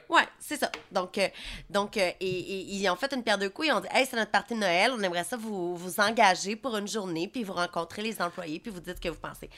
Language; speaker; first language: French; native; French